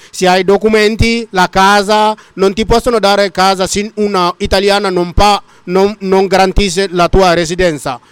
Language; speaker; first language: Italian; non-native, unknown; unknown